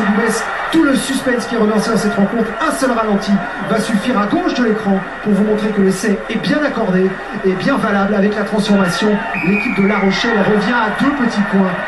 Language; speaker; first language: French; native; French